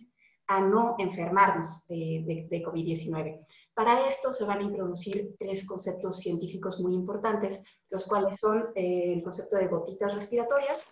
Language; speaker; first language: Spanish; native; Spanish